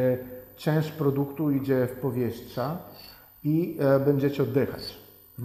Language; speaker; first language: Polish; non-native, fluent; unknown